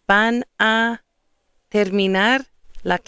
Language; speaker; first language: Spanish; non-native, fluent; English